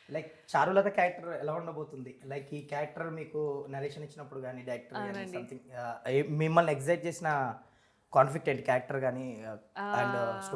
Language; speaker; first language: Telugu; native; Telugu